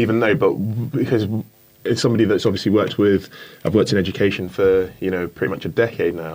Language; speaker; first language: English; native; English